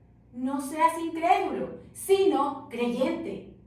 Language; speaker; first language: Spanish; native; Spanish